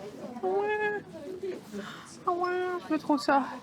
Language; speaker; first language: French; native; French